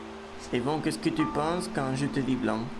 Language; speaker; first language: French; non-native, fluent; Spanish